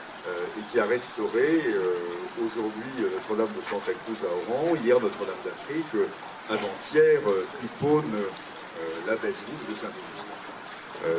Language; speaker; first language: French; native; French